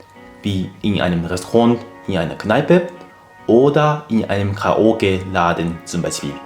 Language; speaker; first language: German; non-native, fluent; Japanese